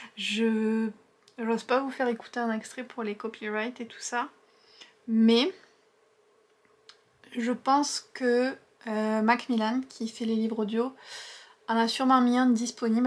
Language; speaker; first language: French; native; French